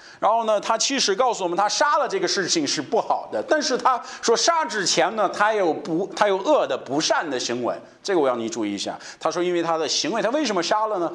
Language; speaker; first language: Chinese; non-native, fluent; English